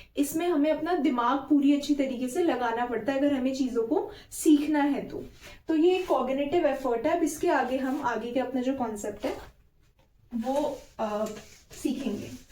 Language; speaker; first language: Hindi; native; Hindi